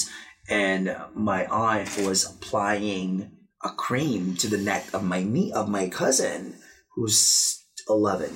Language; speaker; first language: English; non-native, local second language; Filipino